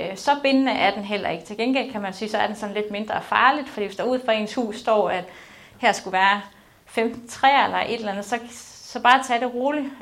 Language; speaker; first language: Danish; native; Danish